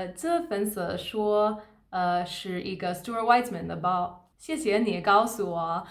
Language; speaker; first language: Chinese; non-native, fluent; English